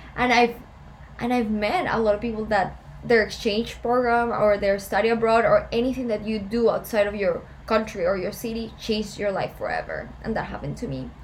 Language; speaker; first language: English; non-native, fluent; Spanish